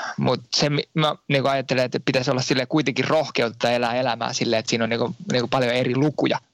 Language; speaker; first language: Finnish; native; Finnish